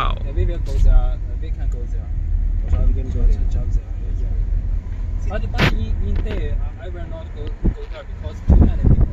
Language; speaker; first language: English; non-native, learner; Chinese